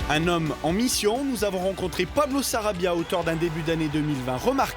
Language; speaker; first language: French; native; French